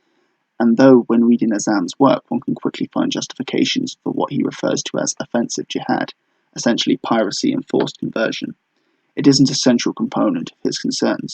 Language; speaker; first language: English; native; English